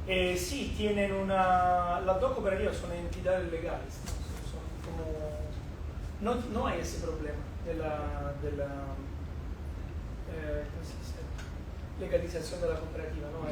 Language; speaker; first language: Spanish; non-native, fluent; Portuguese